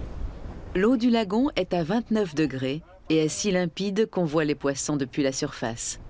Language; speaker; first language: French; native; French